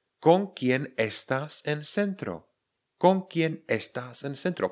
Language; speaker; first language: Spanish; non-native, fluent; Czech